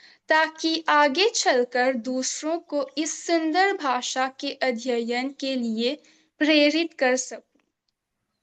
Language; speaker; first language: Hindi; non-native, local second language; Morisyen